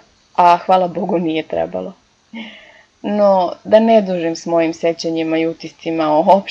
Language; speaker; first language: Serbian; native; Serbian